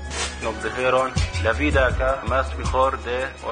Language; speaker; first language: Spanish; non-native, learner; Arabic